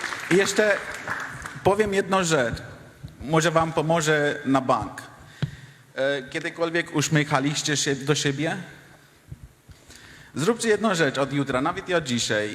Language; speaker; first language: Polish; non-native, fluent; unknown